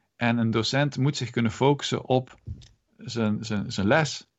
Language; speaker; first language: Dutch; native; Dutch